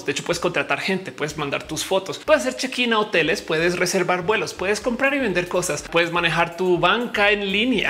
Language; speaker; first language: Spanish; native; Spanish